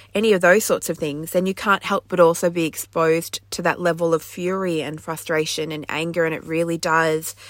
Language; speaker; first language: English; native; English